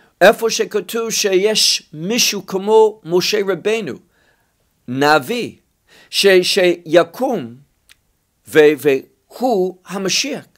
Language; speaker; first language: Hebrew; non-native, fluent; English